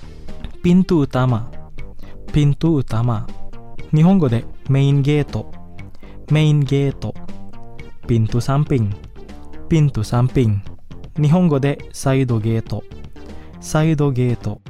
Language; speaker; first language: Japanese; non-native, fluent; Indonesian